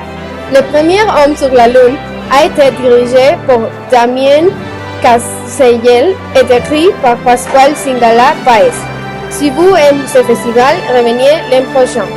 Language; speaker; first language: French; non-native, learner; Spanish